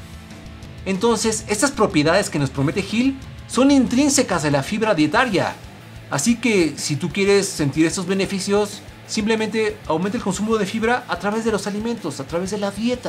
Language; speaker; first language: Spanish; native; Spanish